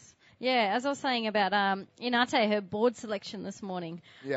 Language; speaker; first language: English; native; English